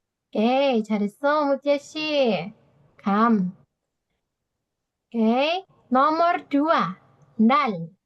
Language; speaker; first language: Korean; non-native, fluent; Indonesian